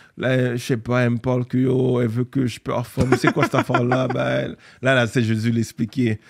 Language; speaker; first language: French; native; French